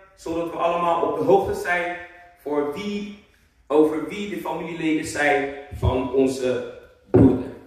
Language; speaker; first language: Dutch; non-native, fluent; Akan